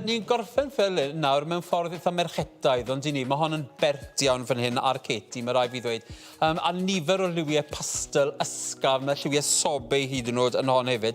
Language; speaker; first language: Welsh; native; Welsh